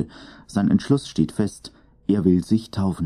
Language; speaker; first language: German; native; German